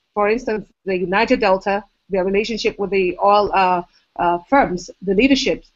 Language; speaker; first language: English; non-native, local second language; Igbo